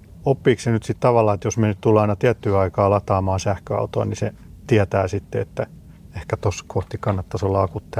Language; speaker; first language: Finnish; native; Finnish